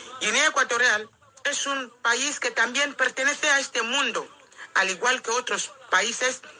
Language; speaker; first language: Spanish; non-native, local second language; Fang